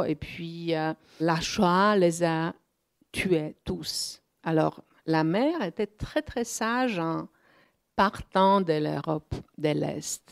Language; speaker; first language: French; non-native, fluent; Polish